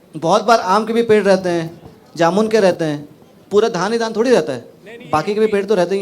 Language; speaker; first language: Hindi; non-native, local second language; Marathi